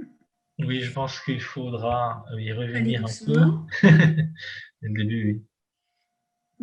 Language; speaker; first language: French; non-native, fluent; Portuguese